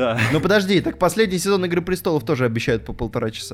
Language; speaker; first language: Russian; native; Russian